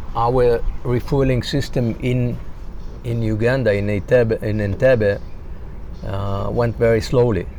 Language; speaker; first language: English; non-native, fluent; Hebrew